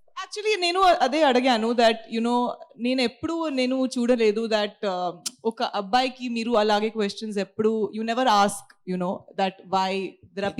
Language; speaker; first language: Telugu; non-native, local second language; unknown